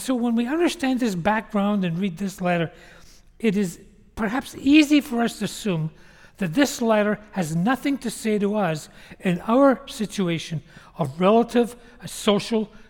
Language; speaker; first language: English; native; English